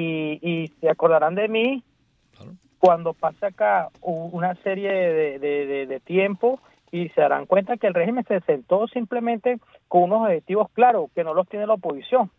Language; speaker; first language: Spanish; native; Spanish